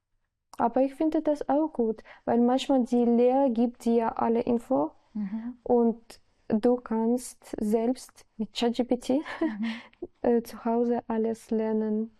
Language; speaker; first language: German; non-native, learner; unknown